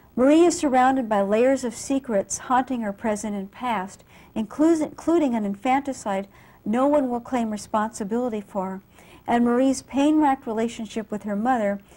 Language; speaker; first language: English; native; English